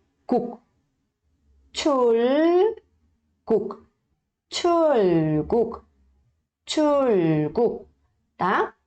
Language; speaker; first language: Korean; early bilingual, heritage; Korean